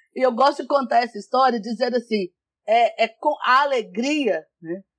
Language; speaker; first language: Portuguese; native; Portuguese